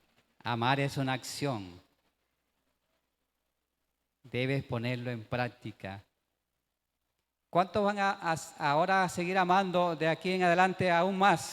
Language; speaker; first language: Spanish; native; Spanish